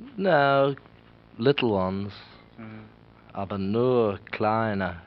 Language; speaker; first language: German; non-native, learner; English